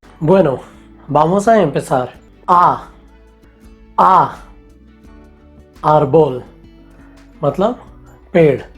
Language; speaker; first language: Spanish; non-native, fluent; Hindi